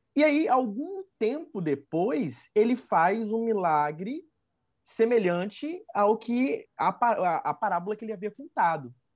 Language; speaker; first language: Portuguese; native; Portuguese